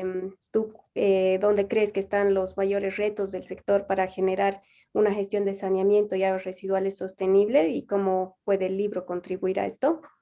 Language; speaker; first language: Spanish; native; Spanish